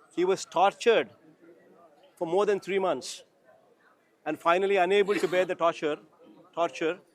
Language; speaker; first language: English; non-native, local second language; Telugu